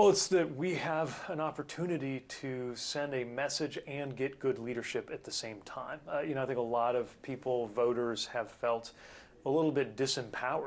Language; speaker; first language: English; native; English